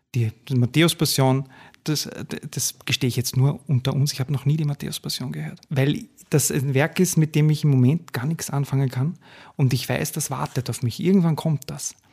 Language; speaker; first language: German; native; German